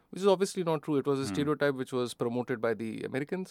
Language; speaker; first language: English; non-native, local second language; Hindi